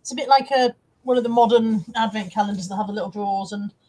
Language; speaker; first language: English; native; English